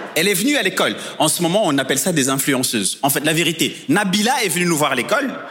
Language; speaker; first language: French; non-native, local second language; Kinyarwanda